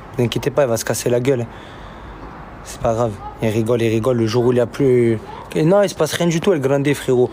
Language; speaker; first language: French; native; French